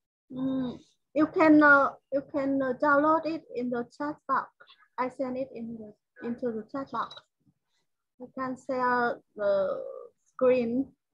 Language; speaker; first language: English; non-native, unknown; Vietnamese